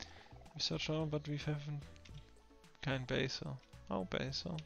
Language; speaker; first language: English; non-native, fluent; German